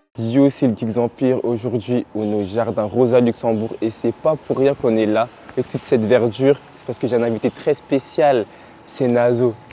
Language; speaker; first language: French; native; French